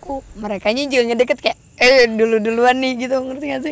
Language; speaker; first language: Indonesian; native; Indonesian